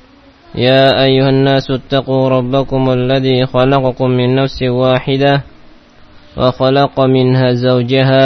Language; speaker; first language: Arabic; non-native, fluent; Indonesian